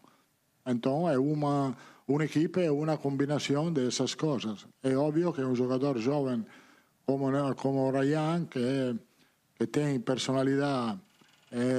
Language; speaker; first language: Portuguese; non-native, fluent; Italian